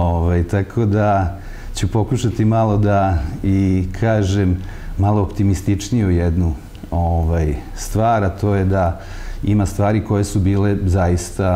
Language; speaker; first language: Serbian; native; Serbian